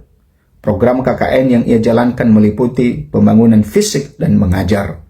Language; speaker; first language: Indonesian; native; Indonesian